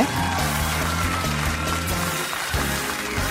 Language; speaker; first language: Swedish; native; Swedish